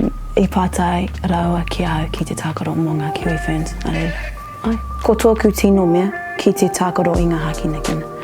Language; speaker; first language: Māori; non-native, local second language; English